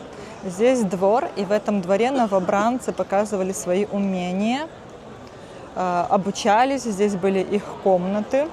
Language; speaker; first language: Russian; native; Russian